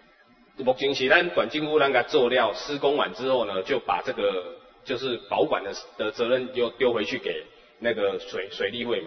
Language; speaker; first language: Chinese; native; Chinese